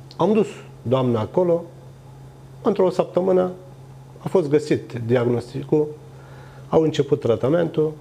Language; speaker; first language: Romanian; non-native, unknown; Turkish